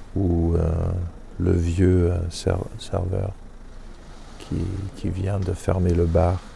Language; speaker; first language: French; non-native, fluent; German